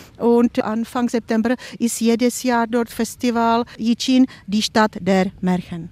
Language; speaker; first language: German; non-native, fluent; Czech